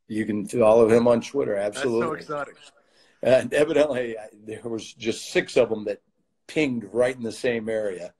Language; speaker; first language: English; native; English